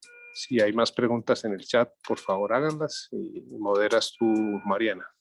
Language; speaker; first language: Spanish; native; Spanish